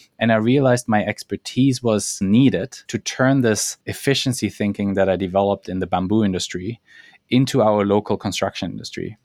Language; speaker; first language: English; non-native, fluent; German